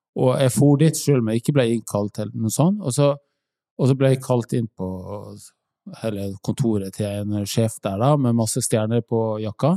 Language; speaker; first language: Norwegian; native; Norwegian